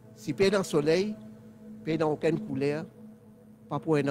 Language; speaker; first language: French; non-native, learner; Telugu